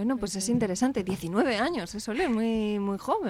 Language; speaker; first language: Spanish; native; Spanish